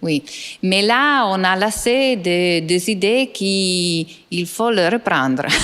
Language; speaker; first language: French; non-native, fluent; Italian